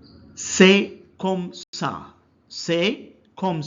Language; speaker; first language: French; non-native, fluent; Telugu